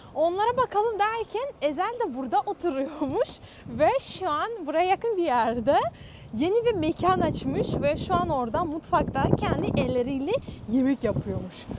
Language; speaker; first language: Turkish; non-native, fluent; Russian